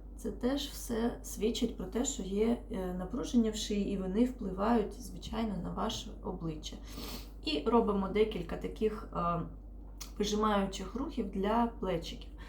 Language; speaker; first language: Ukrainian; non-native, local second language; Russian